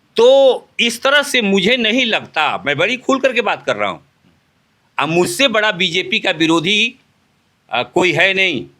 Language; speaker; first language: Hindi; native; Hindi